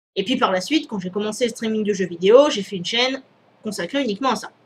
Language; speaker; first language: French; native; French